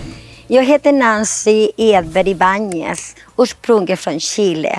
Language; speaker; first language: Swedish; non-native, fluent; Spanish